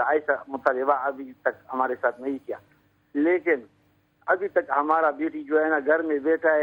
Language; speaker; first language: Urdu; non-native, local second language; Pashto